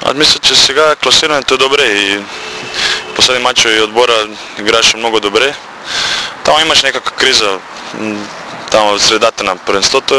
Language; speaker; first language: Bulgarian; non-native, learner; Croatian